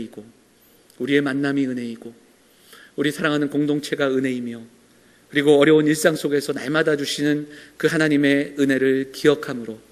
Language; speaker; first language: Korean; native; Korean